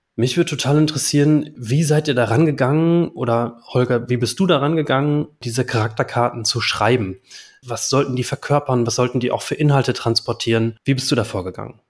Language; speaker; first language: German; native; German